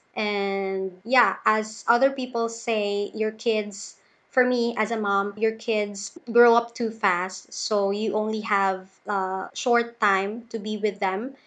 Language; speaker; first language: English; non-native, local second language; Cebuano